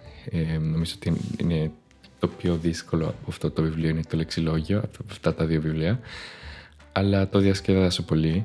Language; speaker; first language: Greek; non-native, fluent; Spanish